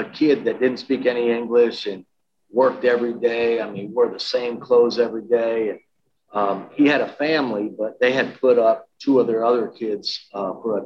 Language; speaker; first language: English; native; English